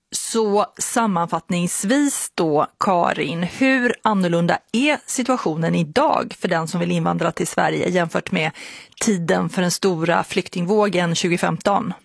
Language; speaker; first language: Swedish; native; Swedish